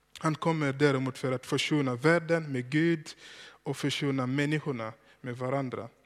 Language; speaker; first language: Swedish; non-native, fluent; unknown